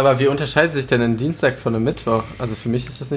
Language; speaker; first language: German; native; German